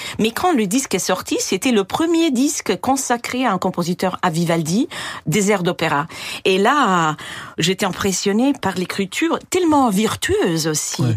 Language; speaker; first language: French; non-native, fluent; Italian